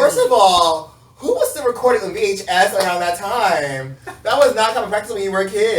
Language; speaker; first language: English; native; English